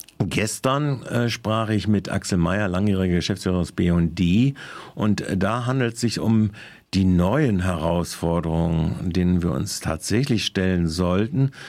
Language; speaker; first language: German; native; German